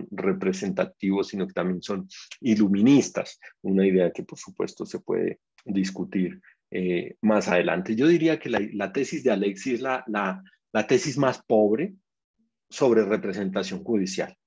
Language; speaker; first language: Spanish; native; Spanish